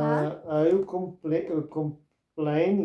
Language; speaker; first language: English; non-native, learner; Croatian